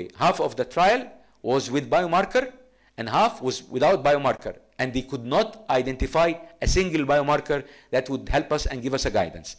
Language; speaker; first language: English; non-native, fluent; Arabic